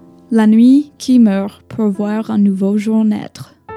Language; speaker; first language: French; non-native, fluent; English